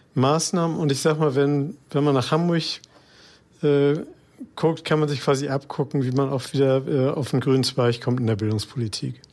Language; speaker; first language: German; native; German